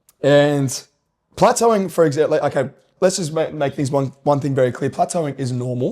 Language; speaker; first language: English; native; English